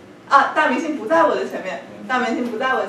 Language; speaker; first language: Chinese; non-native, fluent; English